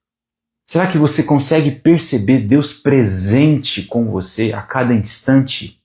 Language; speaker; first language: Portuguese; native; Portuguese